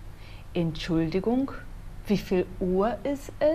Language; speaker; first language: German; non-native, fluent; Portuguese